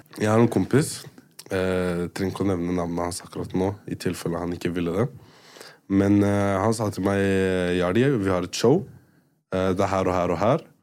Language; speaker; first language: Norwegian; native; Norwegian